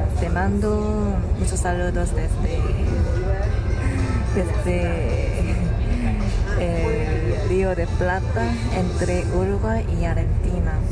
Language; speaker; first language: Spanish; non-native, learner; Korean